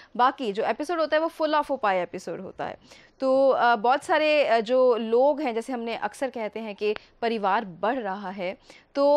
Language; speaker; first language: Hindi; native; Hindi